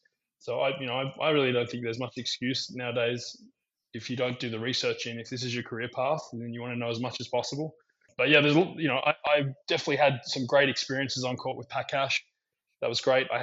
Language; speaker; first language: English; native; English